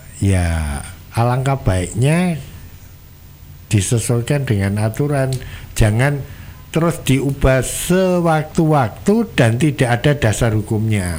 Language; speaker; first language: Indonesian; non-native, local second language; Javanese